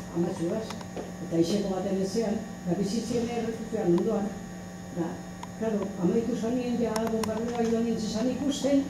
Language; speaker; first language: Basque; native; Basque